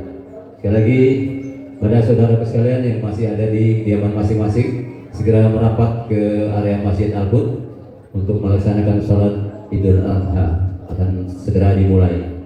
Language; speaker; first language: Indonesian; native; Indonesian